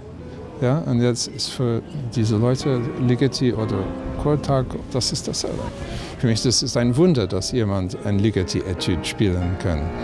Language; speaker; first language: German; non-native, fluent; English